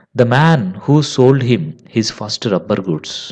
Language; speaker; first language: English; non-native, local second language; Telugu